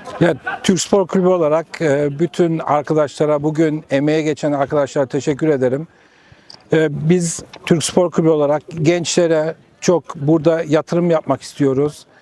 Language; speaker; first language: Turkish; early bilingual, heritage; Turkish